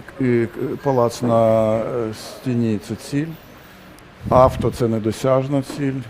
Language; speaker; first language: Ukrainian; non-native, local second language; Russian